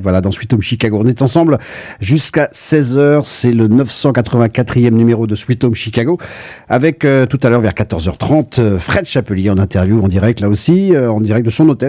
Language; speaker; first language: French; native; French